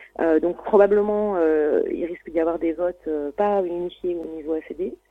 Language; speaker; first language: French; native; French